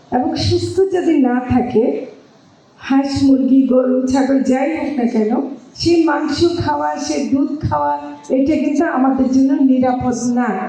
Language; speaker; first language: Bangla; native; Bangla